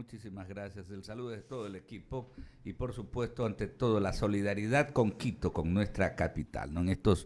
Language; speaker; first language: Spanish; native; Spanish